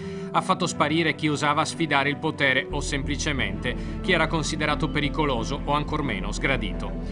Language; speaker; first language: Italian; native; Italian